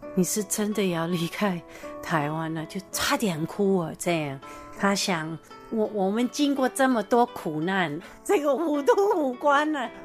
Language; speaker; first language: Chinese; non-native, fluent; English